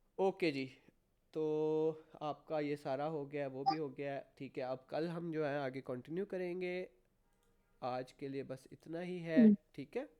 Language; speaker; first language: Urdu; native; Urdu